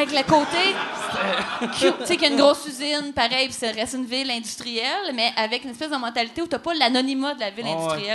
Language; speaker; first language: French; native; French